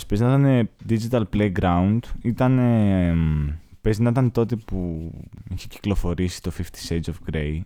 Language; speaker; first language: Greek; native; Greek